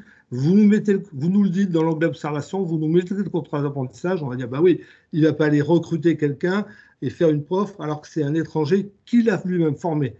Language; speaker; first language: French; native; French